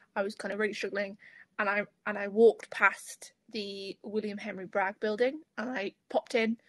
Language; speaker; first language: English; native; English